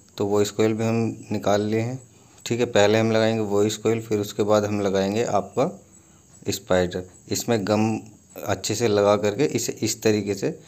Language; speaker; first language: Hindi; native; Hindi